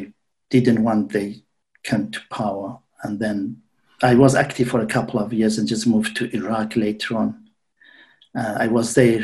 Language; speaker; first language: English; non-native, fluent; Central Kurdish